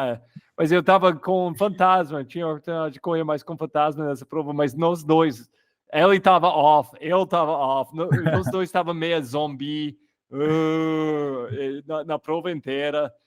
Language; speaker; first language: Portuguese; non-native, fluent; English